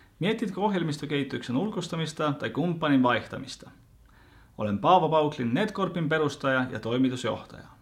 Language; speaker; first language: Finnish; native; Finnish